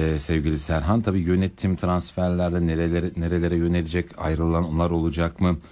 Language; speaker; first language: Turkish; native; Turkish